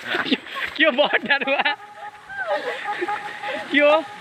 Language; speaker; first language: Hindi; non-native, local second language; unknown